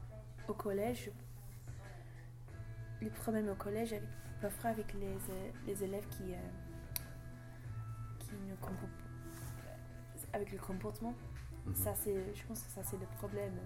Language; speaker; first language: French; non-native, learner; English